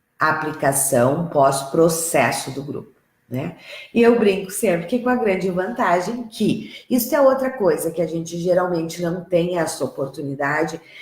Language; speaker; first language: Portuguese; native; Portuguese